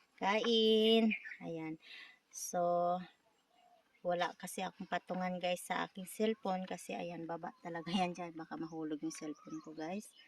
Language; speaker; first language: Filipino; non-native, local second language; Cebuano